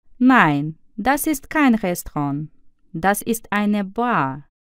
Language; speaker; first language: German; non-native, fluent; Russian